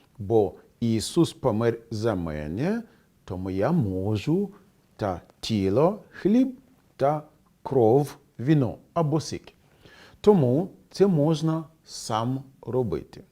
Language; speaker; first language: Ukrainian; non-native, fluent; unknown